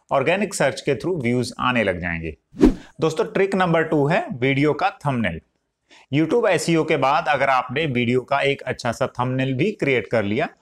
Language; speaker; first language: Hindi; native; Hindi